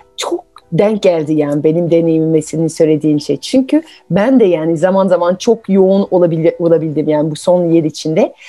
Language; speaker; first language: Turkish; non-native, fluent; French